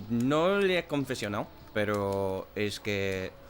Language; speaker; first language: Spanish; non-native, learner; English